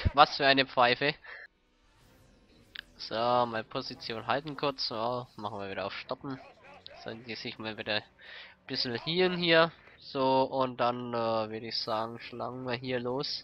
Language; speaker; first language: German; native; German